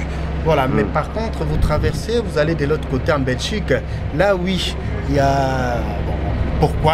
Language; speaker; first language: French; non-native, local second language; Lingala